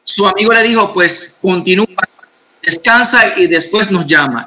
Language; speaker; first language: Spanish; non-native, fluent; Arabic